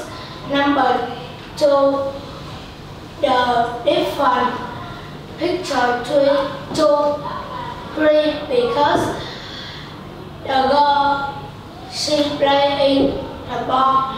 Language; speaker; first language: English; non-native, learner; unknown